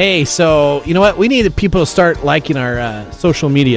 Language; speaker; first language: English; native; English